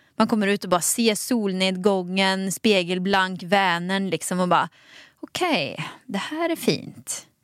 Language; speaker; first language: Swedish; native; Swedish